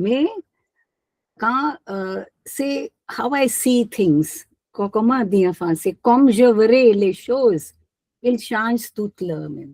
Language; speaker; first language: French; non-native, learner; Hindi